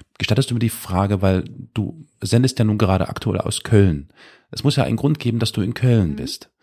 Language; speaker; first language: German; native; German